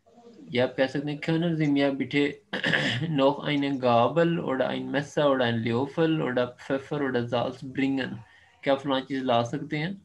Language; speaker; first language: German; non-native, fluent; Urdu